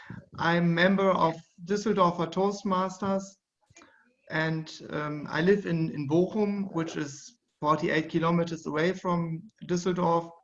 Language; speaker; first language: English; non-native, fluent; German